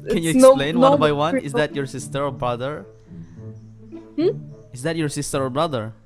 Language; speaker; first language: English; non-native, learner; Indonesian